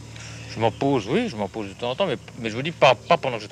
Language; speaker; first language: French; native; French